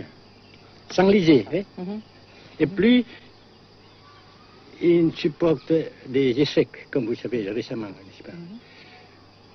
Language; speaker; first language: French; non-native, local second language; Vietnamese